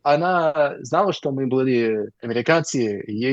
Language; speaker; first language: Russian; non-native, learner; English